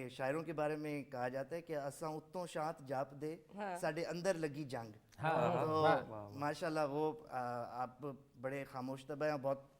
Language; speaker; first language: Urdu; non-native, local second language; Saraiki